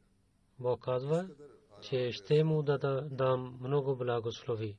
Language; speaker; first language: Bulgarian; non-native, fluent; Urdu